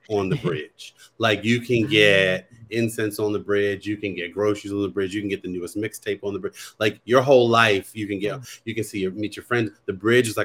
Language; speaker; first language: English; native; English